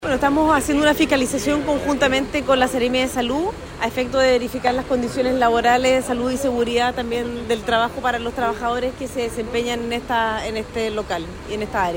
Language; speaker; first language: Spanish; native; Spanish